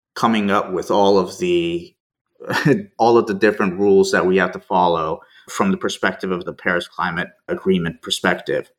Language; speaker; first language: English; native; English